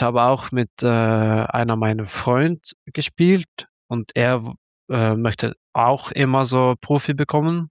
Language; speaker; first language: German; non-native, learner; Norwegian